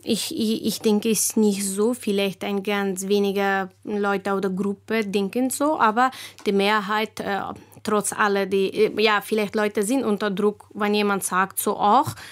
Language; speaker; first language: German; non-native, learner; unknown